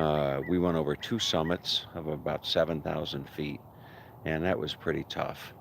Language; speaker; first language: English; native; English